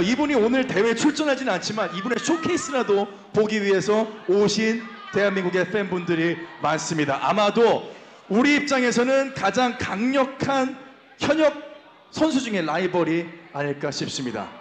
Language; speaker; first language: Korean; native; Korean